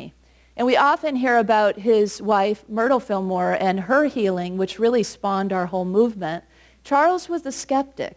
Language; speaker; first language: English; native; English